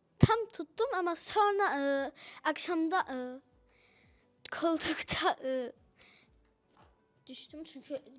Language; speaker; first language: Turkish; early bilingual, other home language; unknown